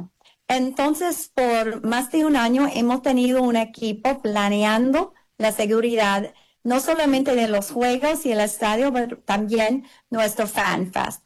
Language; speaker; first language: Spanish; early bilingual, heritage; English